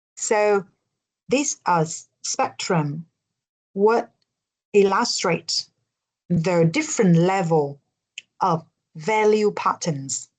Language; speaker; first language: English; non-native, fluent; Vietnamese